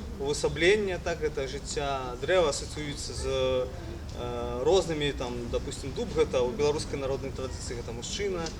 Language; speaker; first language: Belarusian; non-native, local second language; Russian